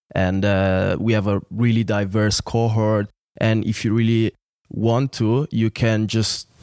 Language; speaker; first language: English; non-native, fluent; Italian